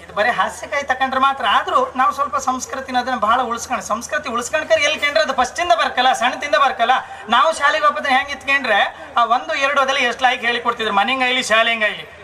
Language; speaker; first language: Kannada; native; Kannada